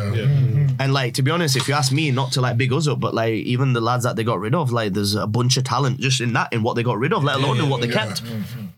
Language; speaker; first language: English; early bilingual, other home language; Urdu